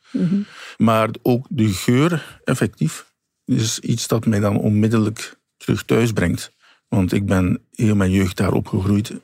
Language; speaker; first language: Dutch; native; Dutch